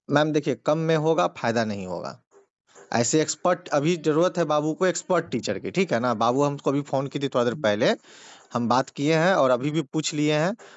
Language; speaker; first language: Hindi; native; Hindi